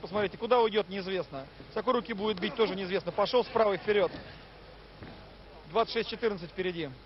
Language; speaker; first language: Russian; native; Russian